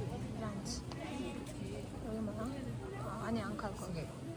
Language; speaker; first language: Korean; non-native, learner; Turkish